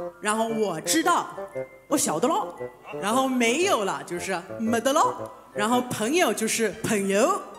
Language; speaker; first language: Chinese; non-native, fluent; English